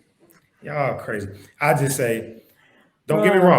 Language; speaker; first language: English; native; English